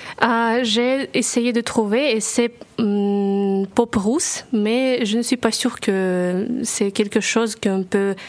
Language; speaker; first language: French; non-native, learner; Russian